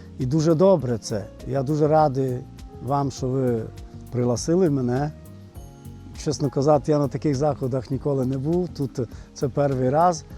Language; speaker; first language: Ukrainian; non-native, local second language; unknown